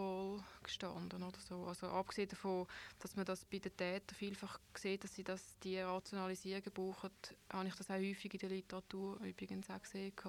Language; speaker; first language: German; native; German